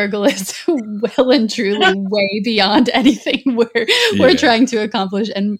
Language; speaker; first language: English; native; English